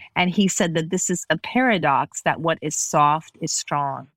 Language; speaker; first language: English; native; English